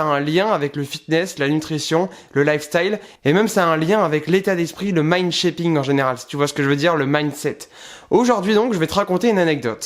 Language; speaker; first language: French; native; French